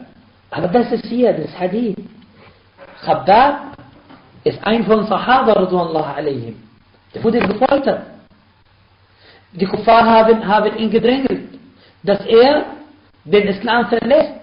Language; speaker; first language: German; non-native, fluent; Arabic